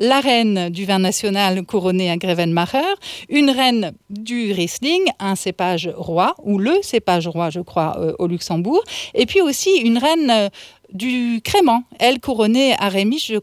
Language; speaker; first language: French; native; French